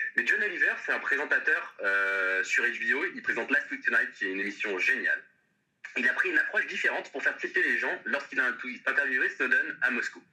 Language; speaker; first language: French; native; French